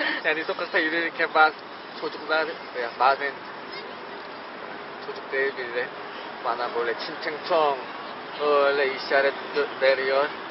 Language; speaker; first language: Turkish; non-native, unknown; Korean